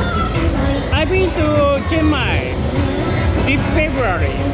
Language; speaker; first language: English; non-native, learner; Japanese